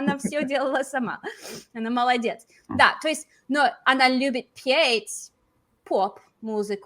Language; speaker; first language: Russian; non-native, fluent; English